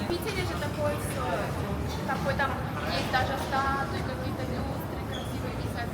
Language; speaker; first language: Russian; native; Russian